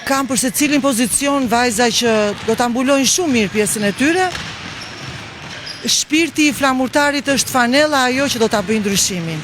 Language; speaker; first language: Albanian; native; Albanian